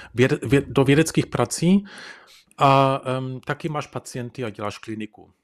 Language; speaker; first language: Czech; early bilingual, heritage; Czech